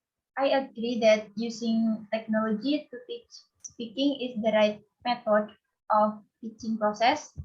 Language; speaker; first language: English; non-native, fluent; Indonesian